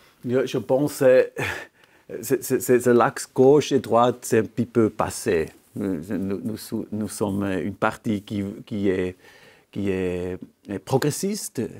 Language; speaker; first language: French; non-native, local second language; German